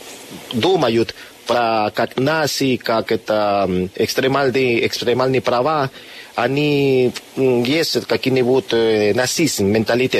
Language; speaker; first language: Russian; non-native, learner; Spanish